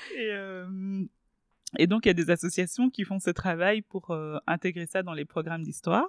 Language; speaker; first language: French; non-native, fluent; Swahili